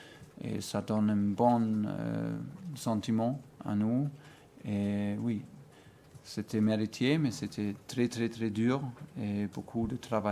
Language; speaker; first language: French; non-native, fluent; German